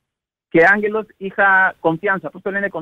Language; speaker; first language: Greek; non-native, learner; Spanish